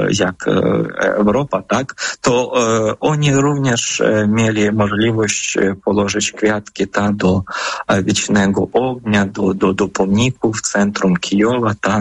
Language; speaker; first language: Polish; non-native, fluent; Ukrainian